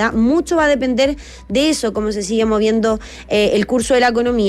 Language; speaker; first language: Spanish; native; Spanish